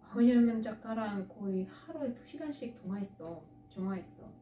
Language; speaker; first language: Korean; non-native, fluent; Russian